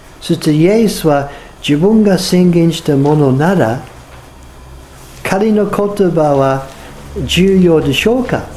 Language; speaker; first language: Japanese; non-native, fluent; English